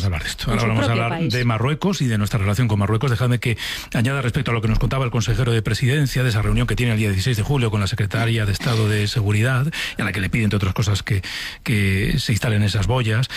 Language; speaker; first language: Spanish; native; Spanish